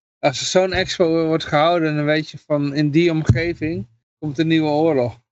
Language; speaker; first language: Dutch; native; Dutch